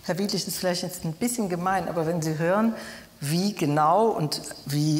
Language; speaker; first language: German; native; German